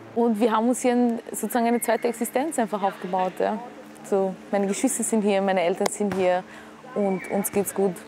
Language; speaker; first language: German; early bilingual, other home language; Kurdish